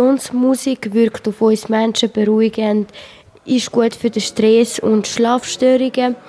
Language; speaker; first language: German; non-native, learner; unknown